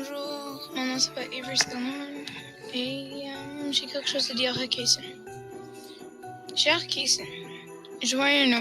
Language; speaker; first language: French; non-native, local second language; English